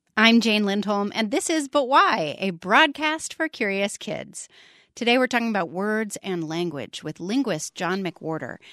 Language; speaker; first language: English; native; English